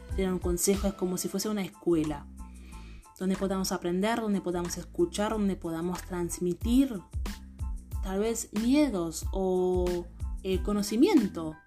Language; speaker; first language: Spanish; non-native, fluent; Haitian Creole